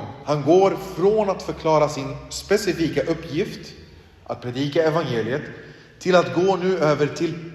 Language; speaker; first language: Swedish; early bilingual, other home language; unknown